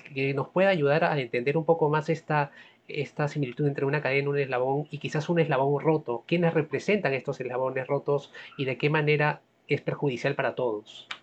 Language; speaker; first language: Spanish; native; Spanish